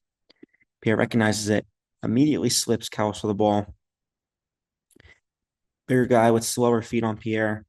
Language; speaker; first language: English; native; English